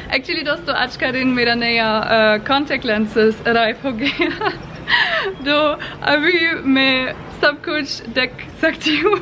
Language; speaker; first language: Hindi; non-native, learner; German